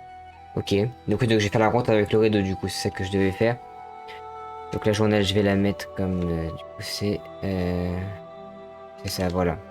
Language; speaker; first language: French; native; French